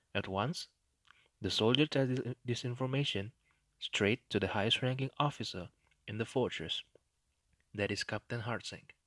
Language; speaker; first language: English; non-native, fluent; Indonesian